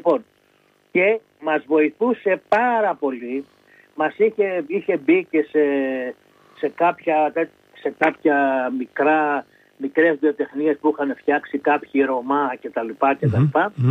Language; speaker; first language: Greek; native; Greek